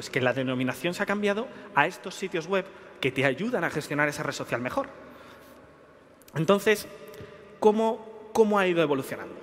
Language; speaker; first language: Spanish; native; Spanish